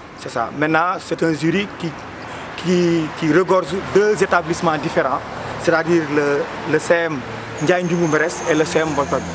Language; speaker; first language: French; non-native, local second language; Wolof